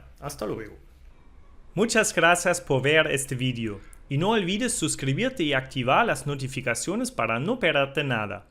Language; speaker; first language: Spanish; non-native, fluent; German